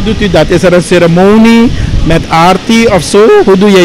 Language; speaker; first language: Dutch; native; Dutch